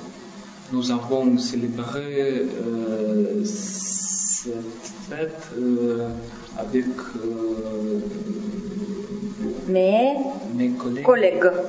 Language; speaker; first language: French; non-native, learner; Russian